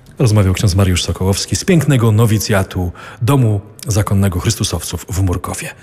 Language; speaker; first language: Polish; native; Polish